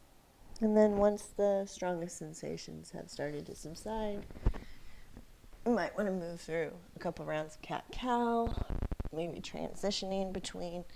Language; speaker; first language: English; native; English